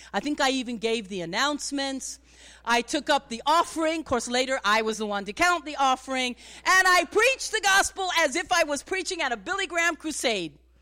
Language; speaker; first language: English; native; English